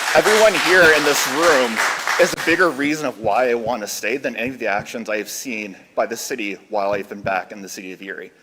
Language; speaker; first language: English; native; English